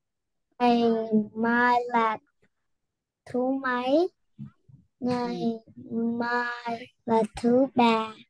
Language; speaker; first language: Vietnamese; early bilingual, heritage; Vietnamese